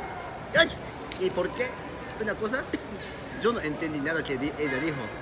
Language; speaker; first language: Spanish; non-native, learner; Japanese